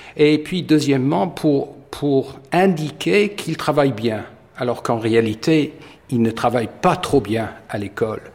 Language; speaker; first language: French; non-native, fluent; English